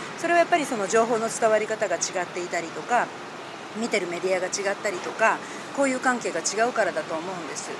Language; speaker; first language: Japanese; native; Japanese